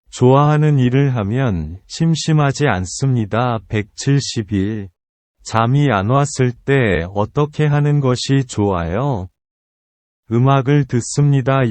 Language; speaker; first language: Korean; non-native, learner; Vietnamese